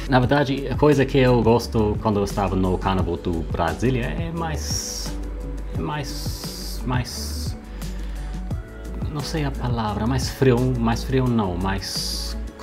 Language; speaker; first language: Portuguese; non-native, learner; English